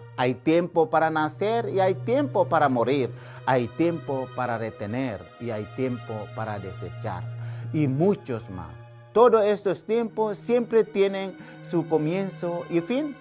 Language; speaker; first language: Spanish; non-native, fluent; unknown